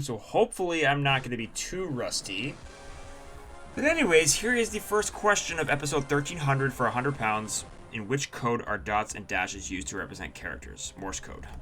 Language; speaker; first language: English; native; English